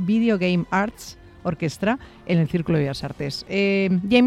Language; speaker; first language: Spanish; native; Spanish